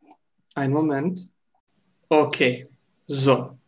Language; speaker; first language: German; non-native, fluent; Serbian